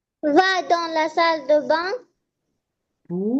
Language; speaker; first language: French; non-native, learner; Arabic